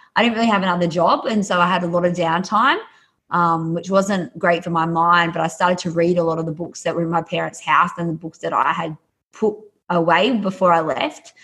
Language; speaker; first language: English; native; English